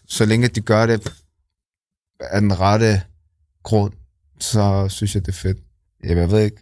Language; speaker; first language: Danish; native; Danish